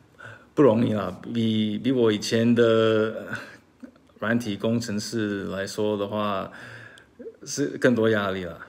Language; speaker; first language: Chinese; early bilingual, heritage; Chinese